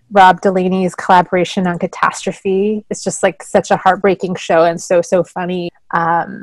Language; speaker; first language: English; native; English